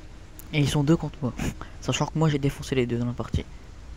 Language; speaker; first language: French; native; French